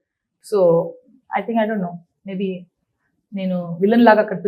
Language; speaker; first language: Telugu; non-native, local second language; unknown